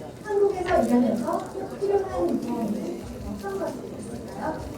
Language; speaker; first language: Korean; native; Korean